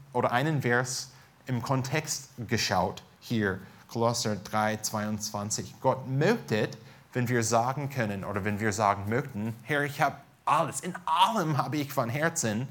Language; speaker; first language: German; non-native, fluent; English